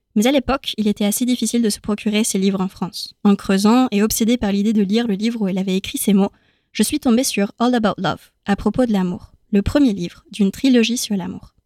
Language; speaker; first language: French; native; French